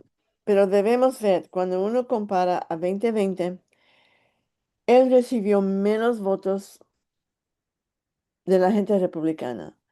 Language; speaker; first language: Spanish; early bilingual, heritage; English